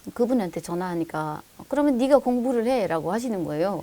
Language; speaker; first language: Korean; non-native, fluent; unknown